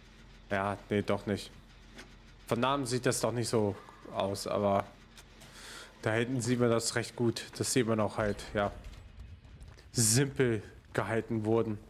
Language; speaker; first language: German; native; German